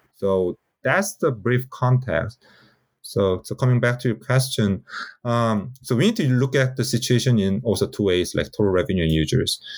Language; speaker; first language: English; non-native, fluent; Korean